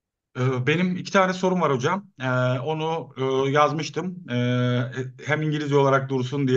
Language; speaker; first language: Turkish; native; Turkish